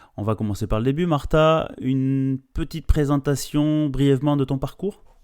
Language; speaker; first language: French; native; French